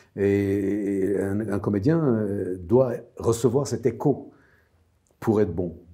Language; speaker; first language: French; non-native, fluent; Armenian